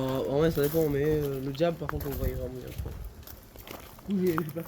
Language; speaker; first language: French; native; French